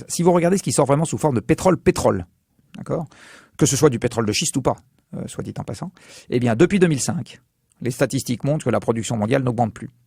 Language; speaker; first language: French; native; French